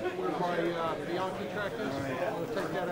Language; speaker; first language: English; native; English